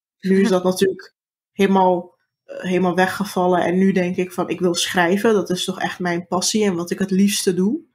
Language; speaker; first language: Dutch; early bilingual, other home language; Turkish